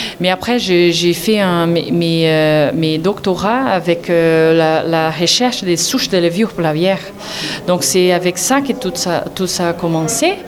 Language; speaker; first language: French; non-native, learner; Portuguese